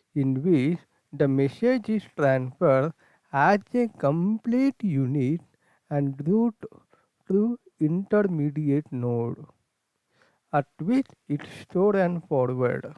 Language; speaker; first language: English; non-native, local second language; Kannada